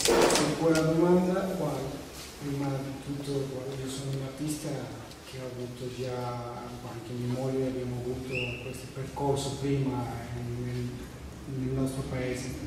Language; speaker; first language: Italian; non-native, fluent; Spanish